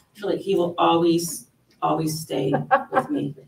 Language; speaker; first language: English; native; English